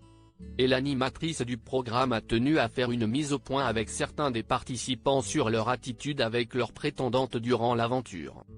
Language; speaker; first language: French; native; French